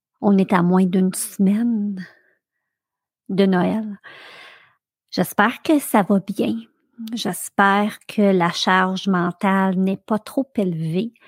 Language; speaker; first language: French; native; French